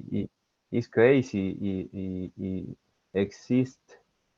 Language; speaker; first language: English; non-native, learner; Spanish